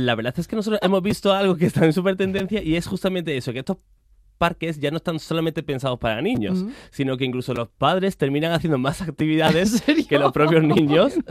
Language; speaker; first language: Spanish; native; Spanish